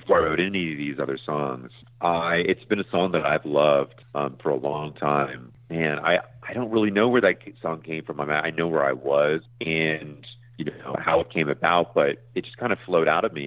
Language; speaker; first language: English; native; English